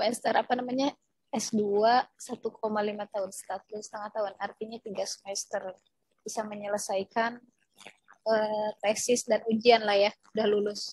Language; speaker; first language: Indonesian; native; Indonesian